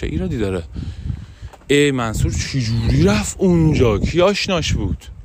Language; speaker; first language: Persian; non-native, local second language; Azerbaijani